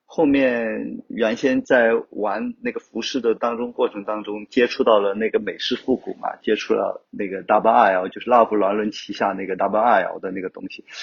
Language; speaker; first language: Chinese; native; Chinese